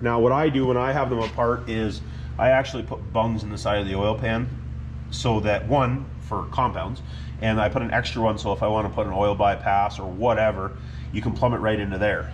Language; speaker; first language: English; native; English